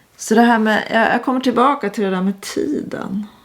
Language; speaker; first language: Swedish; native; Swedish